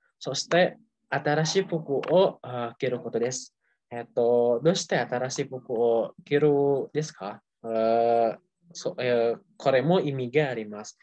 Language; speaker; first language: Japanese; non-native, learner; Indonesian